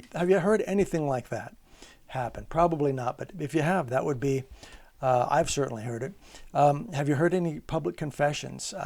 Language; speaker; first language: English; native; English